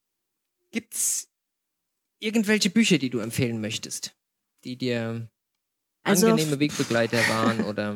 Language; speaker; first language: German; native; German